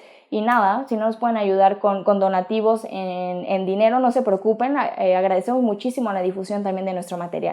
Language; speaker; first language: Spanish; native; Spanish